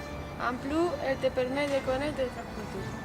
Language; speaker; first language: French; non-native, learner; Spanish